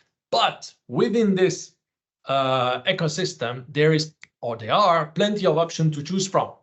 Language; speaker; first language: English; non-native, fluent; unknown